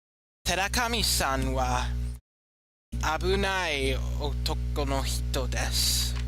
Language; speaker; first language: Japanese; non-native, learner; English